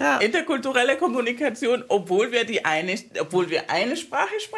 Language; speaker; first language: German; non-native, fluent; Spanish